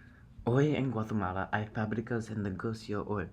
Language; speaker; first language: Spanish; non-native, learner; English